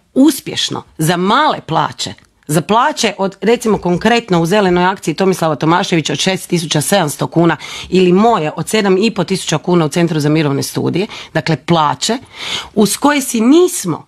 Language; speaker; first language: Croatian; native; Croatian